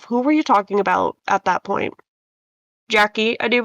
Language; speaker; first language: English; native; English